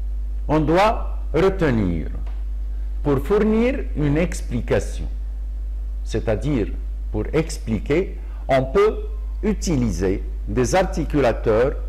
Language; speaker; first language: French; non-native, local second language; Arabic